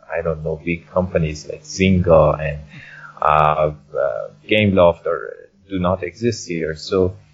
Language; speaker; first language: English; non-native, fluent; Persian